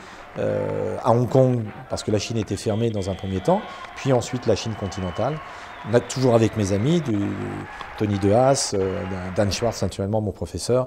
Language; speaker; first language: French; native; French